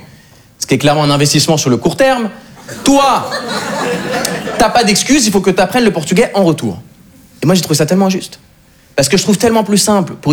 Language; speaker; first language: French; native; French